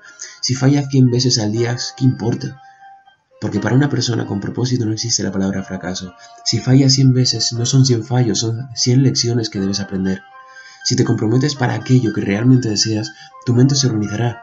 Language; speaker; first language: Spanish; native; Spanish